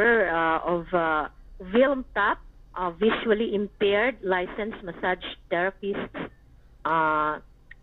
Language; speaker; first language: English; non-native, local second language; Hiligaynon